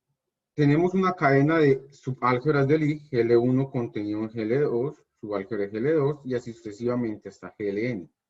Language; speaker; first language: Spanish; native; Spanish